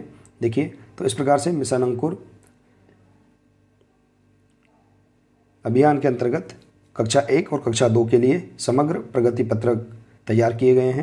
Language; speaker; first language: Hindi; native; Hindi